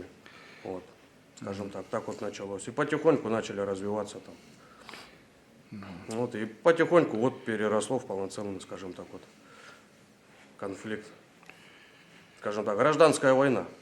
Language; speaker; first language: Russian; native; Russian